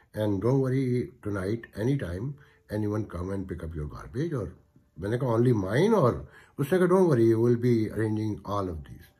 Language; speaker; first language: Urdu; native; Urdu